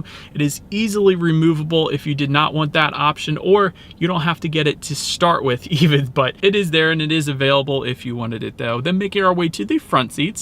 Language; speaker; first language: English; native; English